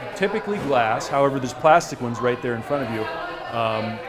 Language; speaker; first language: English; native; English